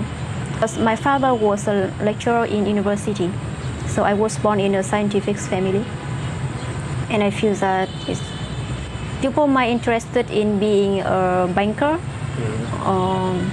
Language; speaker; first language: English; non-native, fluent; Vietnamese